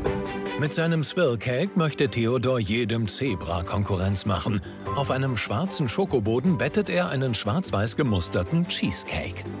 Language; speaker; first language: German; native; German